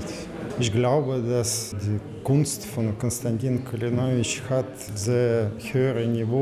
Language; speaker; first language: German; non-native, learner; Russian